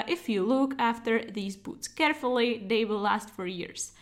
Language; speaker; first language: English; non-native, fluent; Czech